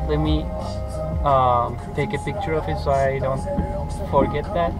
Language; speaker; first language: English; non-native, fluent; Turkish